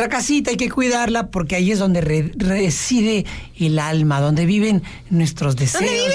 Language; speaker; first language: Spanish; native; Spanish